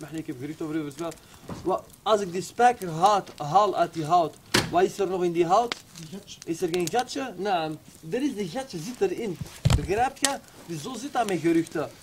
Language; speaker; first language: Dutch; early bilingual, other home language; Arabic